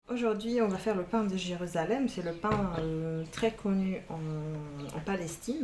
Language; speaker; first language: French; non-native, fluent; Arabic